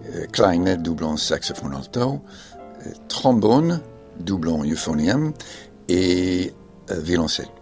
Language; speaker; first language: French; non-native, fluent; English